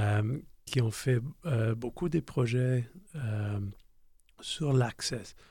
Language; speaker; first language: French; non-native, learner; English